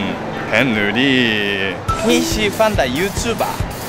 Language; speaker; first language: Chinese; non-native, learner; Japanese